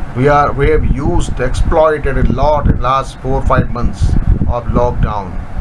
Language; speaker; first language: English; non-native, local second language; Hindi